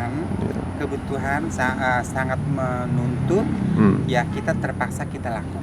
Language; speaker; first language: Indonesian; native; Indonesian